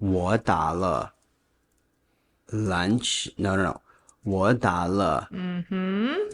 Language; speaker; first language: Chinese; non-native, learner; English